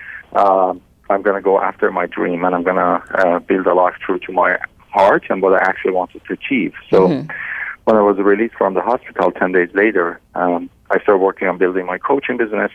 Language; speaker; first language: English; non-native, fluent; Persian